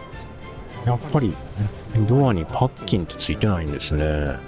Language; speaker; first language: Japanese; native; Japanese